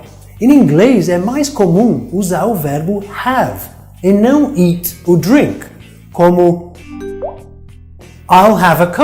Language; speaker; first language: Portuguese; non-native, fluent; English